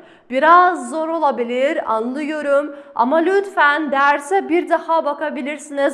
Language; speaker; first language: Turkish; non-native, fluent; Kazakh